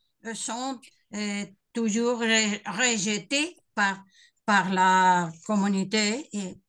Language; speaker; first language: French; non-native, learner; Spanish